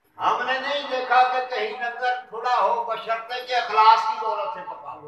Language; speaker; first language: Urdu; non-native, local second language; Punjabi